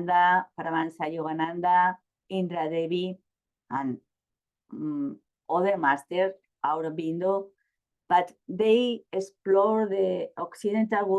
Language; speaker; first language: English; non-native, learner; Spanish